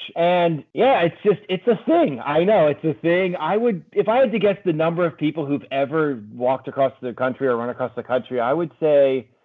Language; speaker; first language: English; native; English